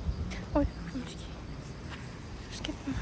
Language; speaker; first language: Russian; non-native, local second language; Kazakh